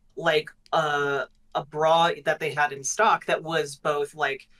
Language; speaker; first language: English; native; English